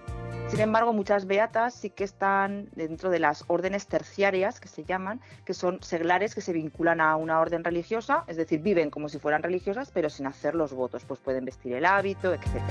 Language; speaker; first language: Spanish; native; Spanish